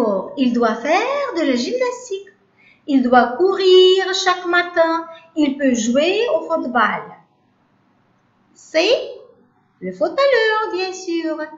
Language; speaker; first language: French; non-native, learner; Uzbek